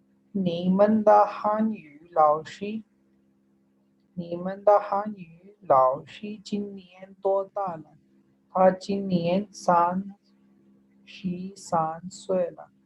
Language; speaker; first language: Chinese; non-native, fluent; Urdu